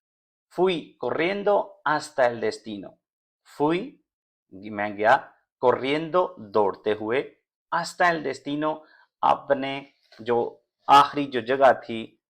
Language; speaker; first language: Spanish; non-native, fluent; Urdu